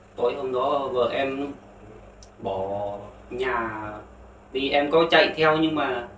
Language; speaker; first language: Vietnamese; non-native, local second language; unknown